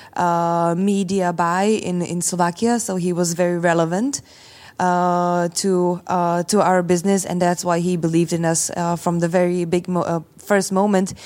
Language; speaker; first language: English; non-native, fluent; Slovak